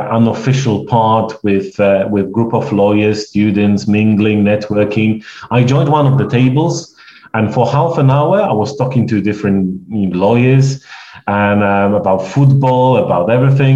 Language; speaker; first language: English; non-native, fluent; Polish